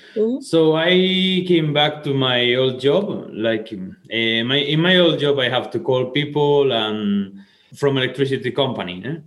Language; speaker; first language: English; non-native, fluent; Spanish